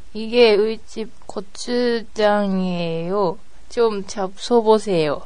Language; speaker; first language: Korean; non-native, learner; Japanese